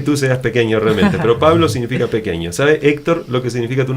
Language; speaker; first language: Spanish; native; Spanish